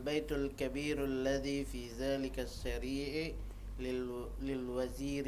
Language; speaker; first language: Arabic; non-native, learner; Indonesian